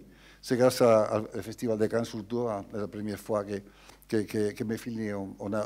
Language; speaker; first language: French; non-native, learner; Spanish